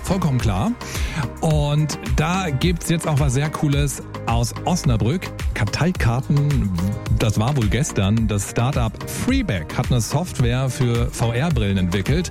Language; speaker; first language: German; native; German